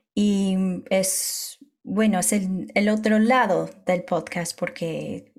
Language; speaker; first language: Spanish; non-native, fluent; English